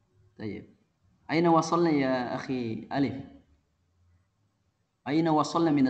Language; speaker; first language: Arabic; non-native, fluent; Indonesian